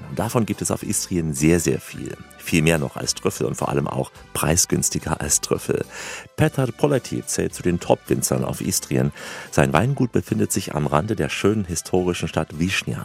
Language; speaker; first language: German; native; German